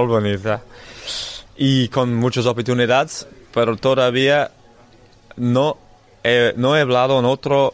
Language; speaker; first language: Spanish; non-native, learner; English